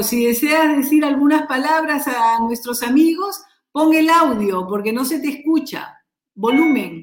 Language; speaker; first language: Spanish; native; Spanish